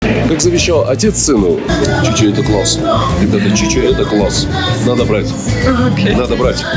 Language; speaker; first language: Russian; native; Russian